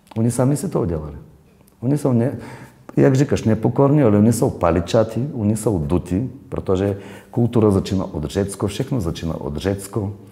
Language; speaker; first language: Czech; non-native, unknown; Bulgarian